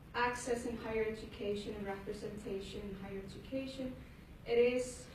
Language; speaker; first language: English; non-native, fluent; Icelandic